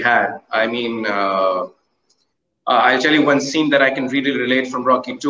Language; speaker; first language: English; non-native, local second language; Hindi